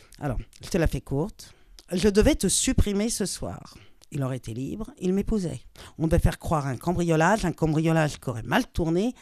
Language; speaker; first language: French; native; French